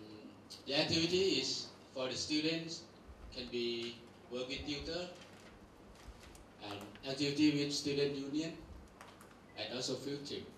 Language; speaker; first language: English; non-native, learner; Thai